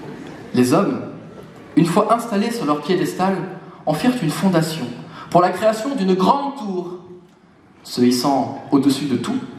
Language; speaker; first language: French; native; French